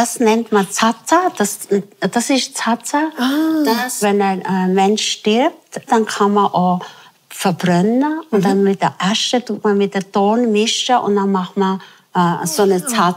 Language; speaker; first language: German; non-native, fluent; Tibetan